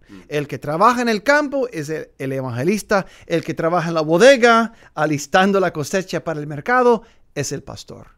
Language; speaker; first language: Spanish; non-native, fluent; English